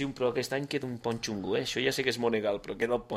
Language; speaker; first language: Catalan; native; Catalan